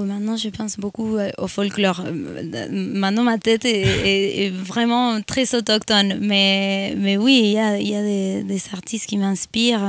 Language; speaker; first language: French; non-native, fluent; Spanish